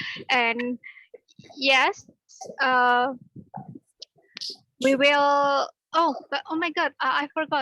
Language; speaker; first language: English; non-native, learner; Indonesian